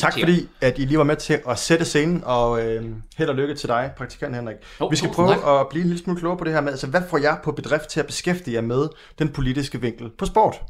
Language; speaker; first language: Danish; native; Danish